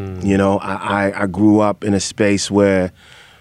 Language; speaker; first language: English; non-native, local second language; Akan